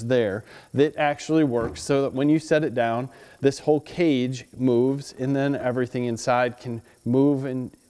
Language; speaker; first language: English; native; English